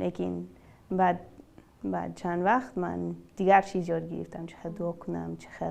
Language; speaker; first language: Persian; early bilingual, other home language; English